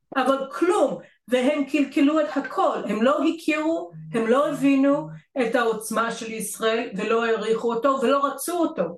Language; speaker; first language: Hebrew; non-native, fluent; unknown